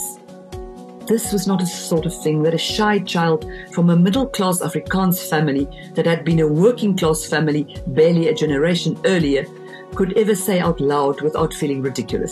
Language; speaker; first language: English; non-native, local second language; Afrikaans